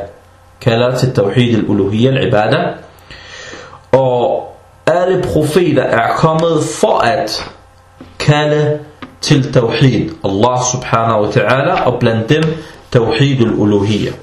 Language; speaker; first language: Danish; non-native, fluent; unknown